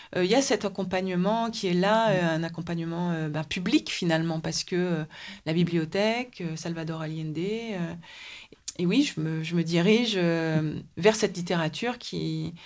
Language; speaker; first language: French; native; French